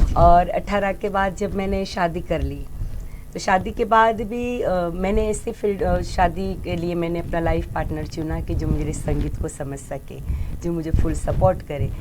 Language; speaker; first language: Hindi; non-native, local second language; Gujarati